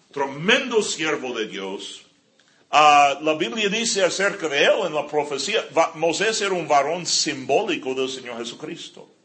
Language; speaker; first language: Spanish; non-native, fluent; English